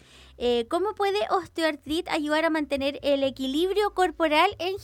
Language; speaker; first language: Spanish; native; Spanish